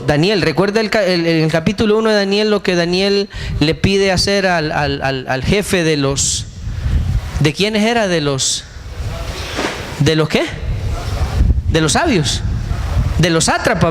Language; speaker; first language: Spanish; native; Spanish